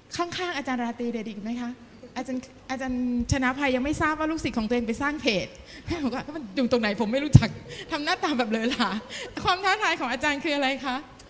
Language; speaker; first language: Thai; native; Thai